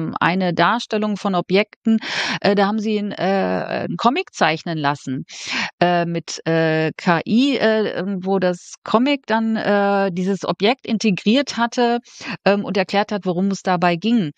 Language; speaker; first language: German; native; German